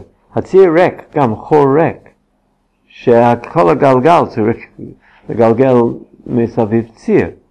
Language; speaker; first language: Hebrew; non-native, fluent; English